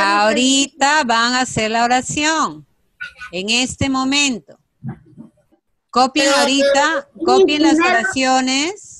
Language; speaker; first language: Spanish; native; Spanish